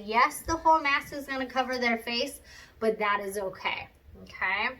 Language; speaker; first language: English; native; English